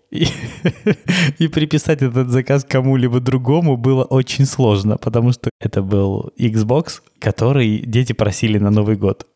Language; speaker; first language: Russian; native; Russian